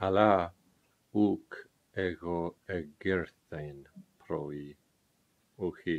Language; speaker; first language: Greek; non-native, learner; English